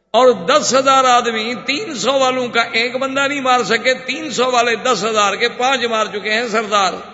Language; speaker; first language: Urdu; native; Urdu